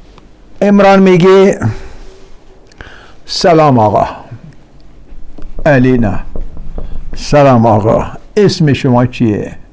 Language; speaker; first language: Persian; non-native, fluent; Urdu